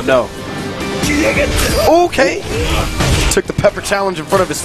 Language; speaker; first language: English; native; English